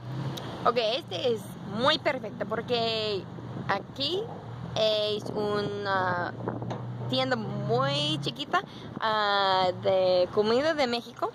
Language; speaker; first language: Spanish; non-native, learner; English